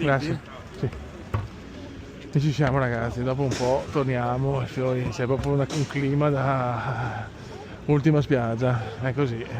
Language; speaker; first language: Italian; native; Italian